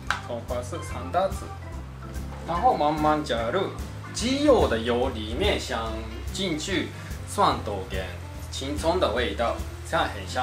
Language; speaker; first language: Chinese; non-native, fluent; Japanese